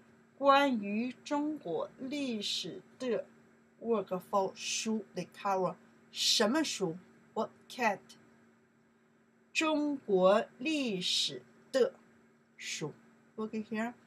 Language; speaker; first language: Chinese; non-native, learner; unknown